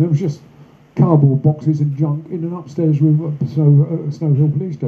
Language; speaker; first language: English; native; English